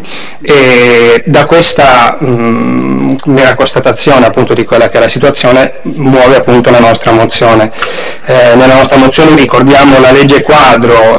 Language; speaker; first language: Italian; native; Italian